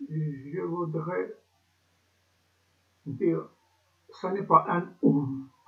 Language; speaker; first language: French; non-native, learner; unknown